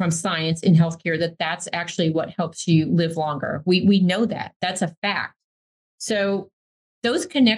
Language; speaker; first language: English; native; English